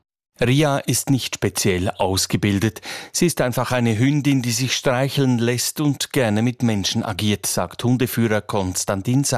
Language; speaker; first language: German; native; German